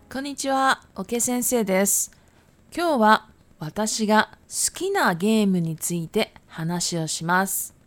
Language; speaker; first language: Japanese; non-native, fluent; Chinese